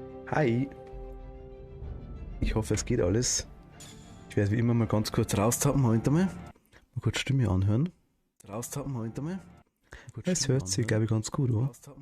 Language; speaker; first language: German; native; German